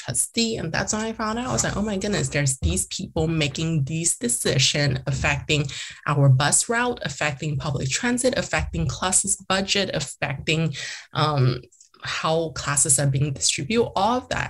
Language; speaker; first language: English; early bilingual, other home language; Chinese